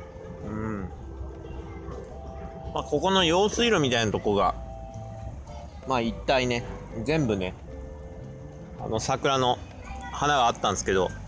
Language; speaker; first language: Japanese; native; Japanese